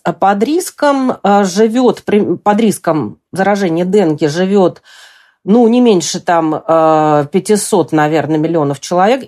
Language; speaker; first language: Russian; native; Russian